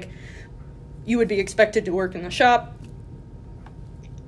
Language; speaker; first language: English; native; English